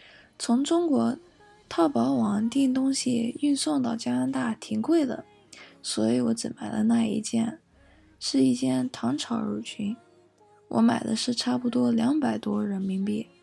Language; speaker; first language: Chinese; early bilingual, heritage; English